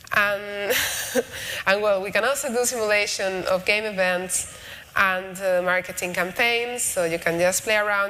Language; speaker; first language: English; non-native, fluent; Spanish